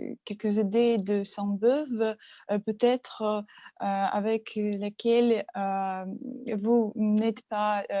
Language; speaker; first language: French; non-native, learner; Russian